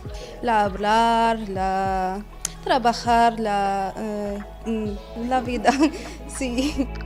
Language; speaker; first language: Spanish; non-native, learner; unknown